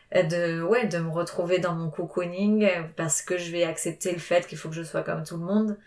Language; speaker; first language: French; non-native, fluent; Spanish